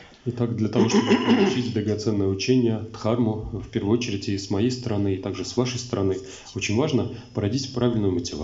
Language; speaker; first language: Russian; native; Russian